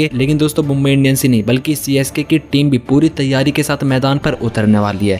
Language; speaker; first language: Hindi; native; Hindi